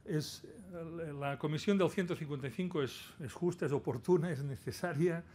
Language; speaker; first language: Spanish; non-native, local second language; Catalan